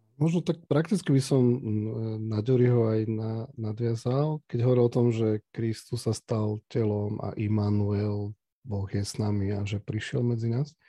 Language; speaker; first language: Slovak; native; Slovak